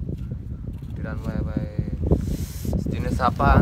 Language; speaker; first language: Indonesian; native; Indonesian